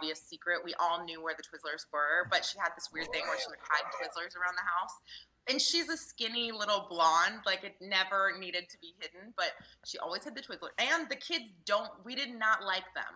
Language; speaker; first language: English; native; English